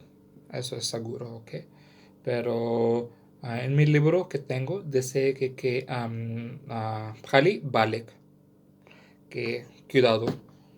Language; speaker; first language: Spanish; non-native, learner; Sindhi